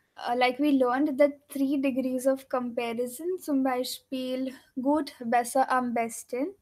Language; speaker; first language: German; non-native, fluent; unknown